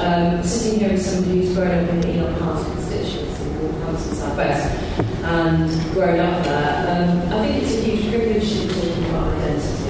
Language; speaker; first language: English; native; English